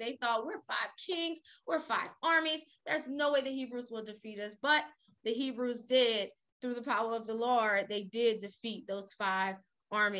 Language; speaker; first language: English; native; English